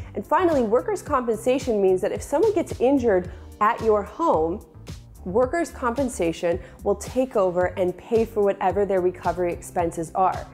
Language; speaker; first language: English; native; English